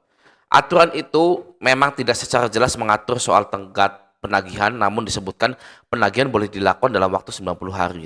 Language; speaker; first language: Indonesian; native; Indonesian